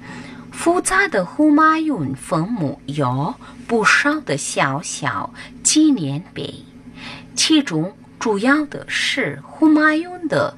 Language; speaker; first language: Chinese; non-native, fluent; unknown